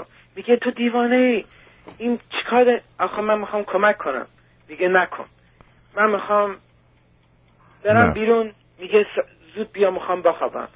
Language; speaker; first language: Persian; early bilingual, heritage; Persian